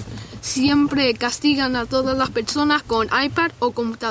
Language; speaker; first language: Spanish; early bilingual, other home language; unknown